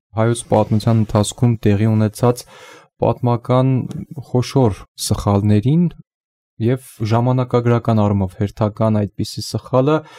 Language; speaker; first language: Armenian; native; Armenian